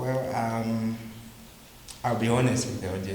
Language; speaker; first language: English; non-native, local second language; Bemba